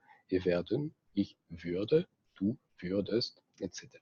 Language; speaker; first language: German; non-native, fluent; French